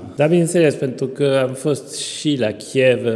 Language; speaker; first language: Romanian; non-native, fluent; French